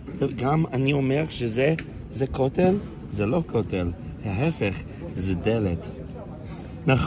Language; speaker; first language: Hebrew; non-native, learner; English